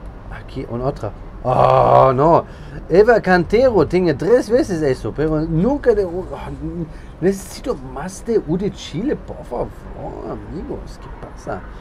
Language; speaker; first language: Spanish; non-native, learner; German